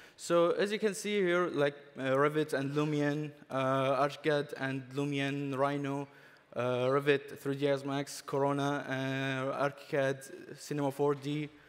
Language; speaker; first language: English; non-native, fluent; Arabic